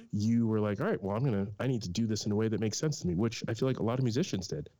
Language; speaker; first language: English; native; English